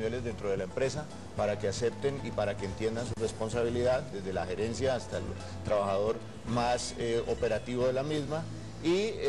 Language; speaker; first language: Spanish; native; Spanish